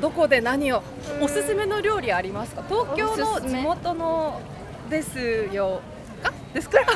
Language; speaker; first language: Japanese; non-native, learner; Korean